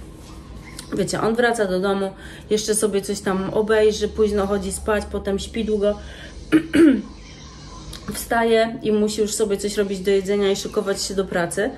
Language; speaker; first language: Polish; native; Polish